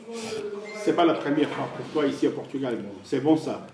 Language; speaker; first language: French; non-native, fluent; Portuguese